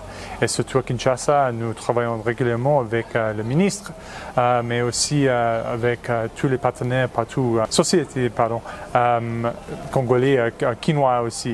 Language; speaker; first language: French; non-native, fluent; English